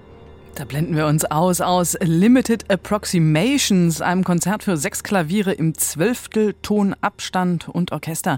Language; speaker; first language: German; native; German